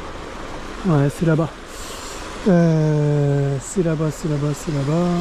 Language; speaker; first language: French; native; French